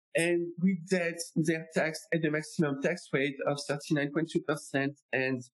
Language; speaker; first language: English; non-native, fluent; French